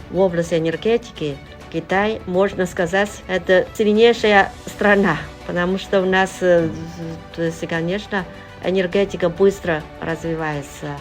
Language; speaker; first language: Russian; non-native, fluent; Chinese